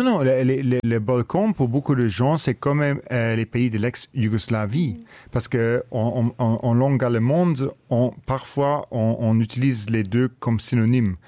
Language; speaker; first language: French; non-native, local second language; Luxembourgish